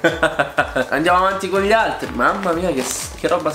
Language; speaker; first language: Italian; native; Italian